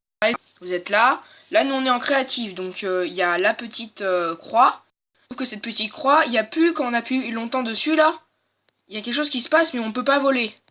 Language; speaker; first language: French; native; French